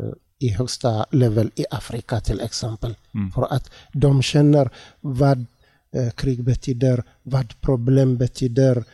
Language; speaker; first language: Swedish; non-native, learner; Tigrinya